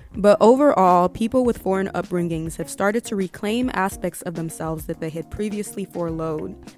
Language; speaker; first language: English; early bilingual, other home language; Yoruba